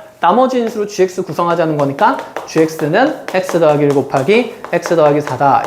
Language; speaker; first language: Korean; native; Korean